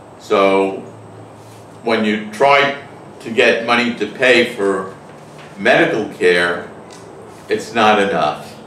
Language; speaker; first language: English; native; English